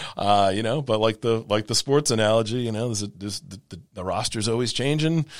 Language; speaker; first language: English; native; English